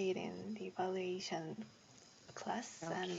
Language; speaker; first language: English; non-native, learner; Korean